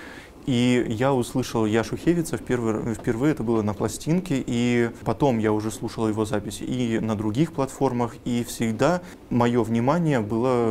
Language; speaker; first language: Russian; native; Russian